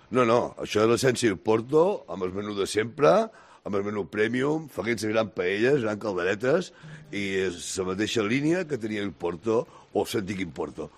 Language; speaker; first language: Catalan; native; Catalan